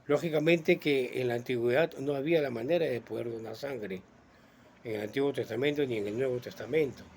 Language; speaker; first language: Spanish; native; Spanish